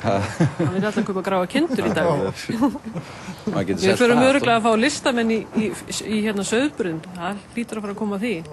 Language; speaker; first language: Icelandic; native; Icelandic